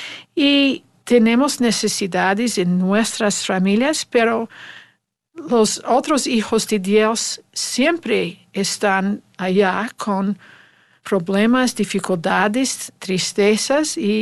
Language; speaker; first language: Spanish; non-native, learner; English